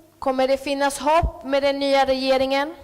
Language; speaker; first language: Swedish; early bilingual, other home language; Spanish